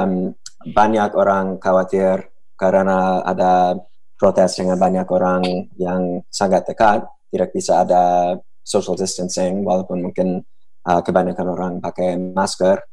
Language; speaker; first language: Indonesian; non-native, fluent; English